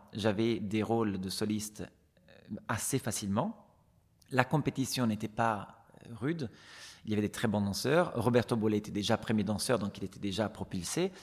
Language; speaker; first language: French; non-native, fluent; Italian